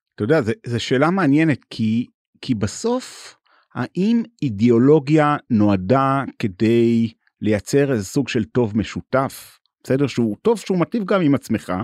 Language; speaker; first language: Hebrew; native; Hebrew